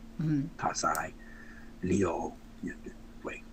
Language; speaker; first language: Chinese; non-native, learner; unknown